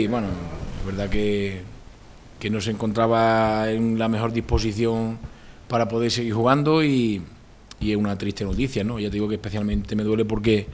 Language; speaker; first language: Spanish; native; Spanish